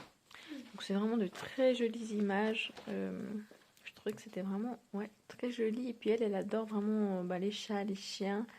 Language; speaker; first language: French; native; French